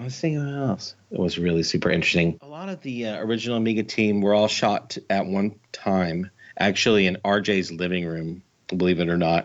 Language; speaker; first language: English; native; English